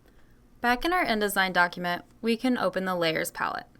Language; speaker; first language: English; native; English